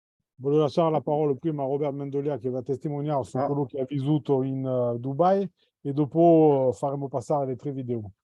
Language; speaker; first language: Italian; non-native, fluent; French